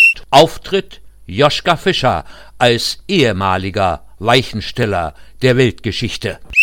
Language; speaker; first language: German; native; German